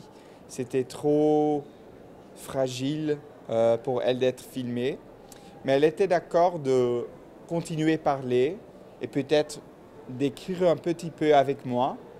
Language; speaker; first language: French; non-native, local second language; Dutch